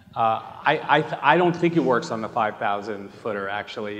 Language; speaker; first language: English; native; English